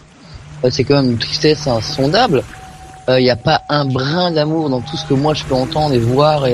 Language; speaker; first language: French; native; French